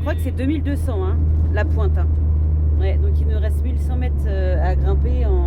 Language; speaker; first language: French; native; French